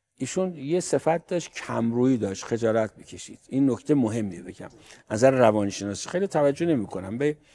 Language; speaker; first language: Persian; native; Persian